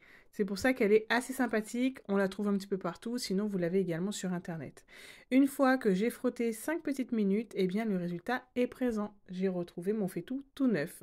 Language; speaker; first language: French; native; French